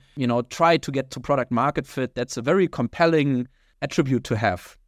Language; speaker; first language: English; non-native, fluent; German